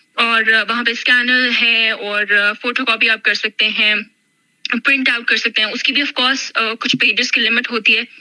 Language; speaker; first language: Urdu; non-native, local second language; Punjabi